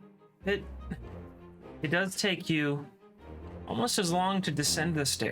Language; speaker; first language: English; native; English